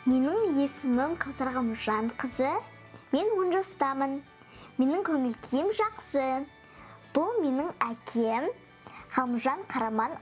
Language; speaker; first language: Kazakh; early bilingual, heritage; Kazakh